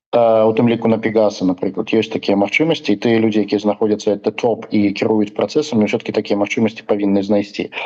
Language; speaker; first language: Belarusian; non-native, local second language; Russian